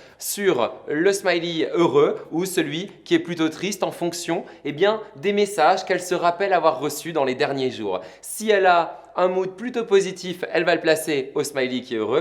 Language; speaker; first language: French; native; French